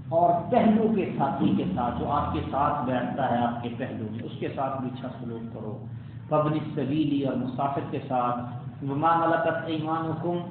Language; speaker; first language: Urdu; native; Urdu